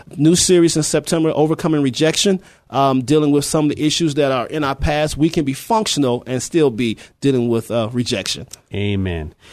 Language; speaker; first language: English; native; English